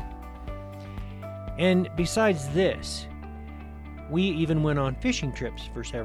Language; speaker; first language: English; native; English